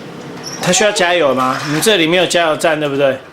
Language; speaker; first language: Chinese; native; Chinese